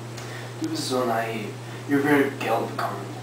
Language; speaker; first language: German; non-native, learner; English